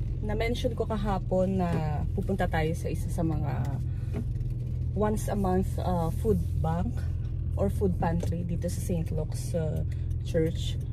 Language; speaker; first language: Filipino; native; Filipino